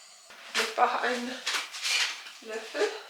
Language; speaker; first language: German; non-native, learner; Turkish